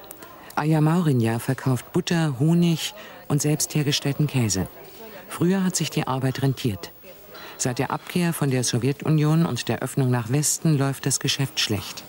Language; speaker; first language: German; native; German